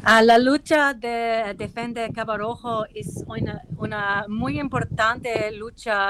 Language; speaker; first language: Spanish; non-native, learner; English